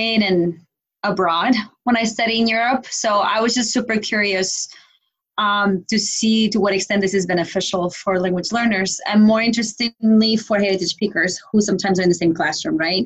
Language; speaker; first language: English; non-native, fluent; Spanish